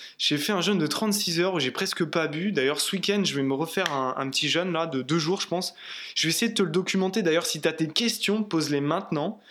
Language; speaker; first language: French; native; French